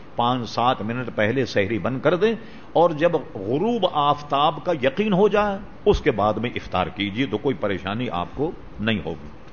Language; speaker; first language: Urdu; native; Urdu